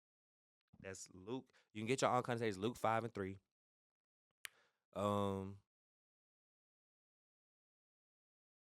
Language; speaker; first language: English; native; English